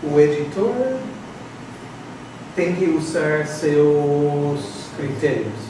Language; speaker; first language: Portuguese; non-native, fluent; English